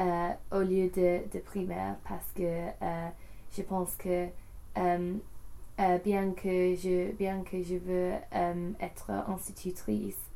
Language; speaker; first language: French; non-native, learner; English